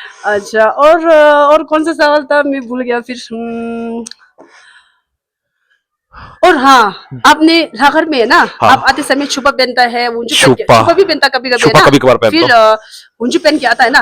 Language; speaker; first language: Hindi; non-native, local second language; Tibetan